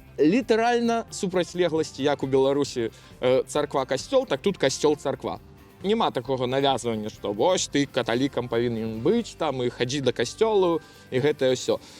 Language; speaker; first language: Belarusian; non-native, local second language; Russian